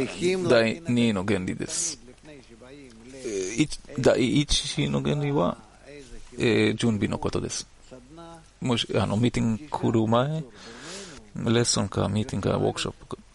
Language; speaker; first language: Japanese; non-native, learner; Hebrew